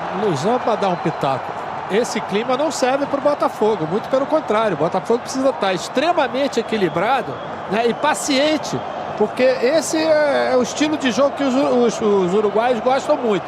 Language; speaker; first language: Portuguese; native; Portuguese